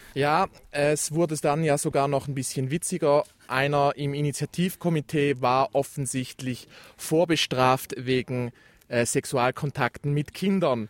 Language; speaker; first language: German; native; German